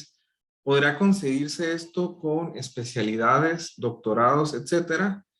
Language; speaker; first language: Spanish; native; Spanish